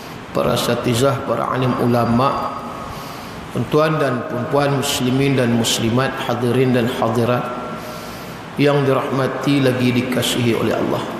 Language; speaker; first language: Malay; native; Malay